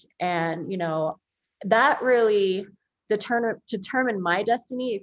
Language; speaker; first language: English; early bilingual, other home language; Korean